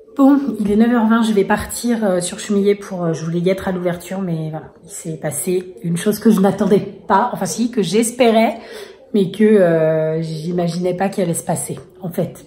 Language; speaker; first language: French; native; French